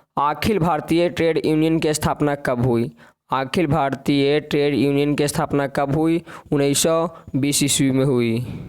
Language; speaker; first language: Hindi; native; Hindi